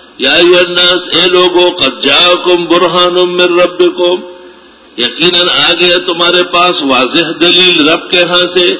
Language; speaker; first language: Urdu; non-native, local second language; Pashto